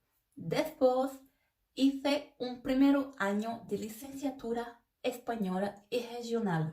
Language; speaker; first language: Spanish; non-native, fluent; Portuguese